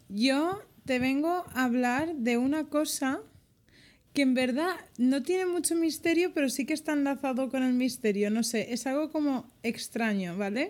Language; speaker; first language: Spanish; native; Spanish